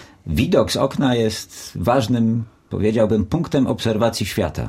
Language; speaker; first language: Polish; native; Polish